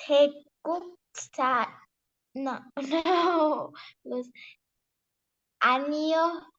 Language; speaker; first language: Korean; non-native, learner; Spanish